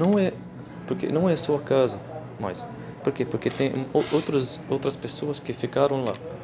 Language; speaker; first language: Portuguese; non-native, learner; Arabic